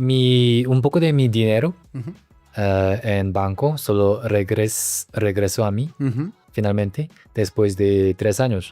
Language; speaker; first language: Spanish; non-native, learner; Korean